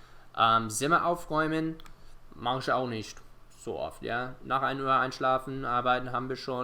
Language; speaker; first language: German; non-native, fluent; English